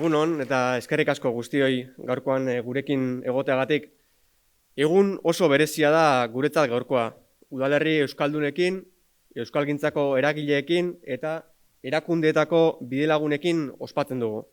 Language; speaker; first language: Basque; native; Basque